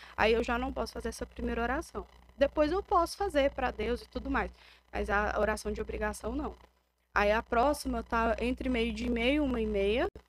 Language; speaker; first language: Portuguese; native; Portuguese